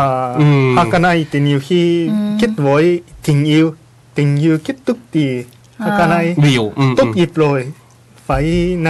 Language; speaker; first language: Vietnamese; non-native, fluent; Japanese